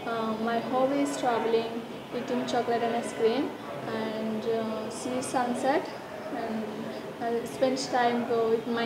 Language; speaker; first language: English; non-native, learner; Bangla